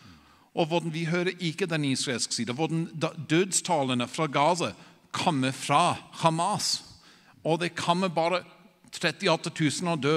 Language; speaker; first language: Norwegian; non-native, fluent; English